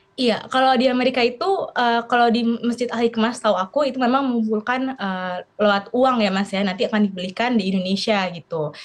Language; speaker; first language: Indonesian; native; Indonesian